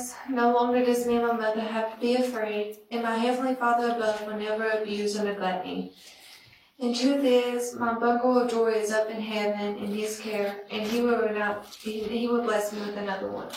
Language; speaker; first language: English; native; English